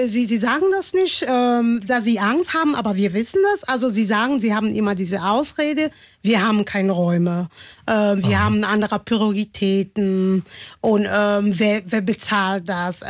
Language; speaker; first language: German; non-native, fluent; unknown